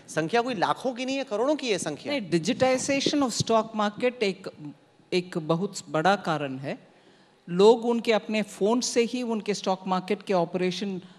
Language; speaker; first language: Hindi; non-native, local second language; Tamil